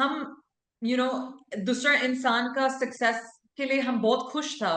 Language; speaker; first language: Hindi; non-native, local second language; English